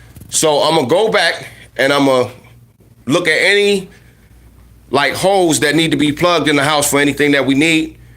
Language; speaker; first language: English; native; English